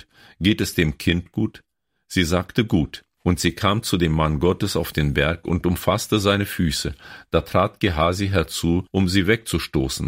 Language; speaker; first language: German; native; German